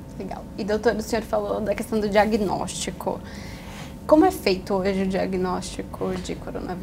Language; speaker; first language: Portuguese; native; Portuguese